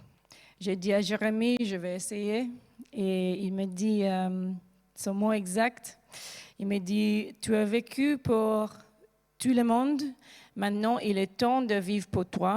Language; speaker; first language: French; non-native, learner; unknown